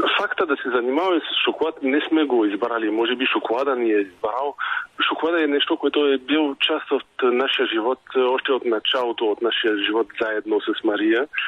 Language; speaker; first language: Bulgarian; non-native, fluent; French